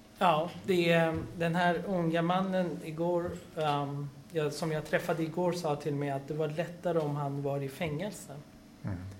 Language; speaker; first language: Swedish; non-native, fluent; Persian